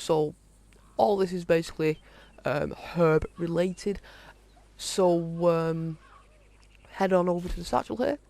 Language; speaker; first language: English; native; English